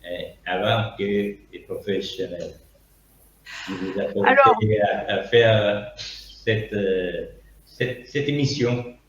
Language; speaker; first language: French; non-native, learner; Italian